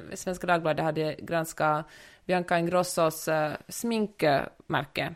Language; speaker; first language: Swedish; native; Swedish